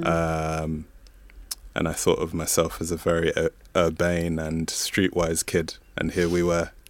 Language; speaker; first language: English; non-native, local second language; Bemba